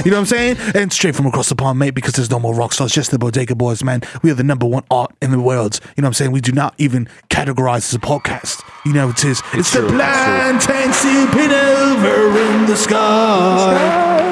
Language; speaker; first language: English; early bilingual, other home language; Spanish